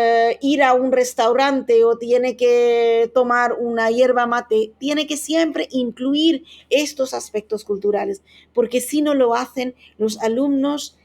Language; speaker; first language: Spanish; non-native, fluent; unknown